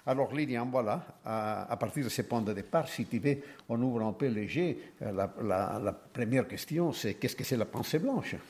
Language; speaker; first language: French; non-native, fluent; Catalan